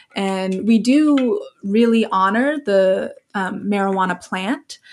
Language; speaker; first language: English; native; English